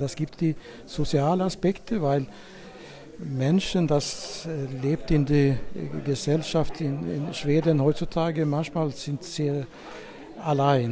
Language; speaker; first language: German; non-native, fluent; Swedish